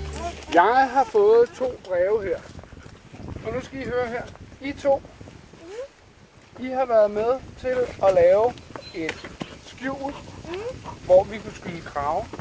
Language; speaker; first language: Danish; native; Danish